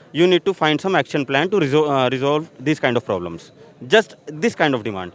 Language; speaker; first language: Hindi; native; Hindi